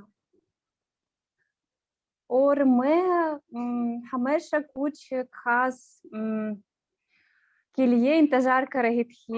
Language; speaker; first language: Hindi; non-native, learner; Russian